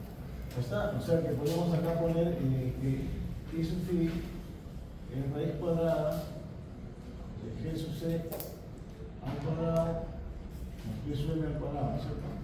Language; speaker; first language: Spanish; native; Spanish